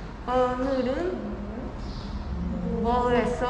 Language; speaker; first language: Korean; non-native, learner; Spanish